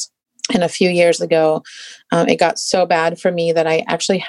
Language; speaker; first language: English; native; English